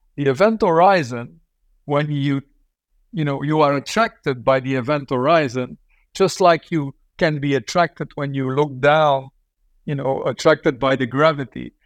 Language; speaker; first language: English; non-native, fluent; Dutch